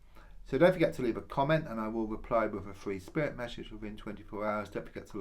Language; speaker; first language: English; native; English